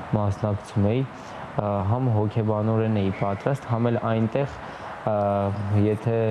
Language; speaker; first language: Armenian; native; Armenian